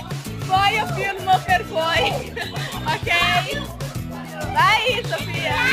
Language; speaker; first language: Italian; non-native, learner; Portuguese